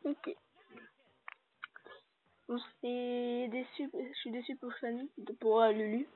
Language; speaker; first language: French; native; French